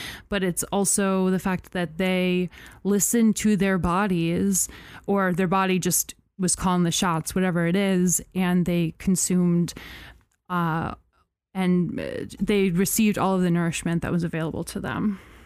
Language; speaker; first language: English; native; English